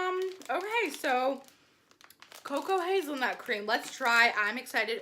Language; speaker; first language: English; native; English